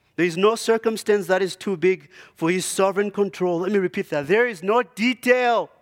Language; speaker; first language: English; non-native, local second language; Shona